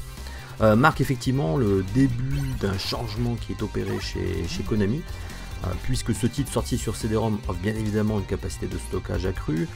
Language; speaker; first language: French; native; French